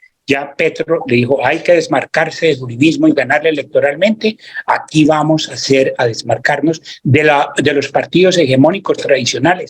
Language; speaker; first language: Spanish; native; Spanish